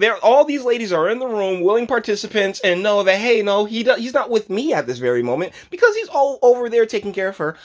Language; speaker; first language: English; native; English